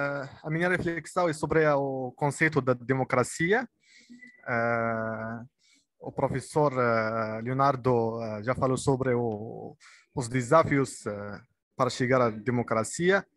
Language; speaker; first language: Portuguese; non-native, learner; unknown